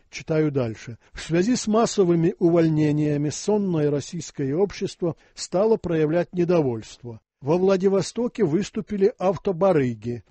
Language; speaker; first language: Russian; non-native, local second language; Ukrainian